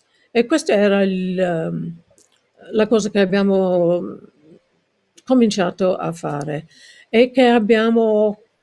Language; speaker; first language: Italian; non-native, learner; English